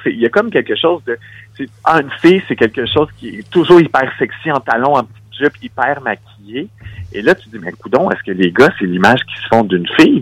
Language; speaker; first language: French; native; French